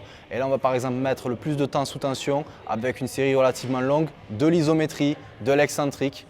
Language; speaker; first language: French; native; French